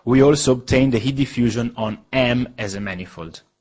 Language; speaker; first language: English; non-native, fluent; Italian